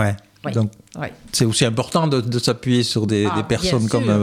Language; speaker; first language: French; native; French